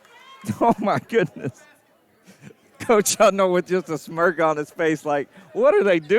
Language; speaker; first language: English; native; English